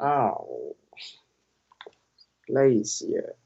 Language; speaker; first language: English; non-native, learner; Vietnamese